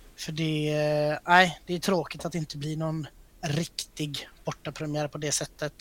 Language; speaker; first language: Swedish; native; Swedish